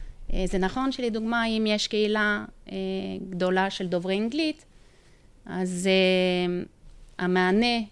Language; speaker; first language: Hebrew; non-native, fluent; French